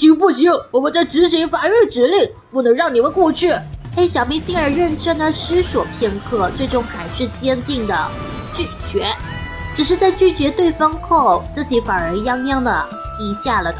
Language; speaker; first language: Chinese; native; Chinese